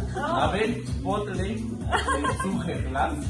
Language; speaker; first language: French; non-native, learner; Spanish